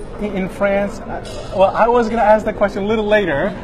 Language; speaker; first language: English; non-native, fluent; Korean